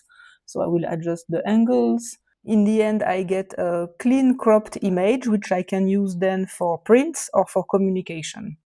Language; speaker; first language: English; non-native, fluent; French